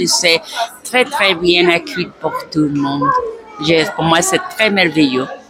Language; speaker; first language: French; non-native, learner; Spanish